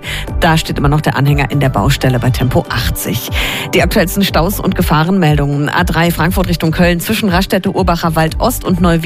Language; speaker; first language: German; native; German